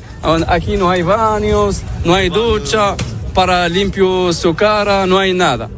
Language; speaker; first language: Spanish; non-native, learner; Arabic